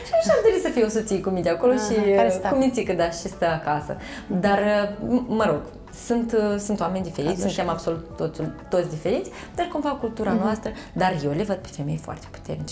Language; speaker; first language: Romanian; native; Romanian